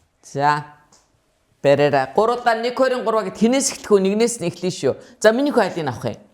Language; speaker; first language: Mongolian; native; Mongolian